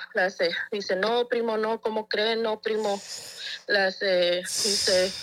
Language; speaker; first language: Spanish; early bilingual, heritage; Spanish